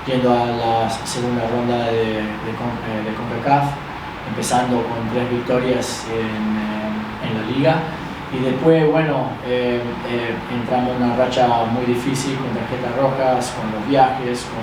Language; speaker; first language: Spanish; early bilingual, other home language; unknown